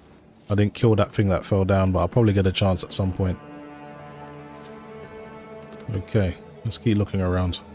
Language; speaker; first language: English; native; English